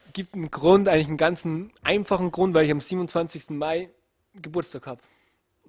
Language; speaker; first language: German; native; German